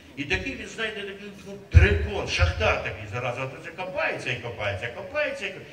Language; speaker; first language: Ukrainian; native; Ukrainian